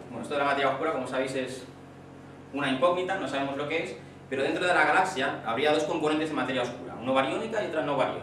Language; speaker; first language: Spanish; native; Spanish